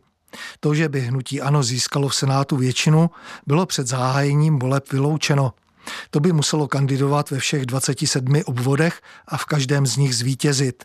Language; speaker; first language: Czech; native; Czech